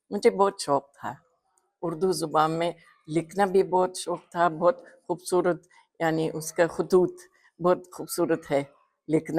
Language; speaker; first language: Hindi; non-native, fluent; Uzbek